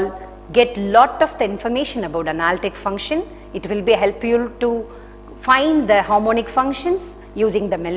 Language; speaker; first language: English; non-native, local second language; Tamil